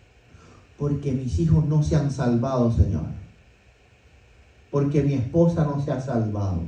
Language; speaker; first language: Spanish; native; Spanish